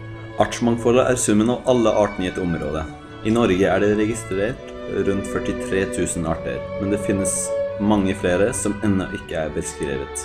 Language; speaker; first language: Norwegian; native; Norwegian